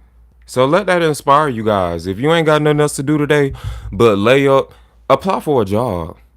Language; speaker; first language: English; native; English